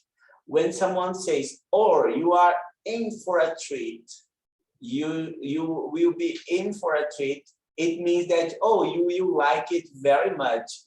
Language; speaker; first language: English; non-native, fluent; Portuguese